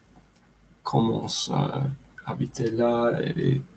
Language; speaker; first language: French; non-native, learner; English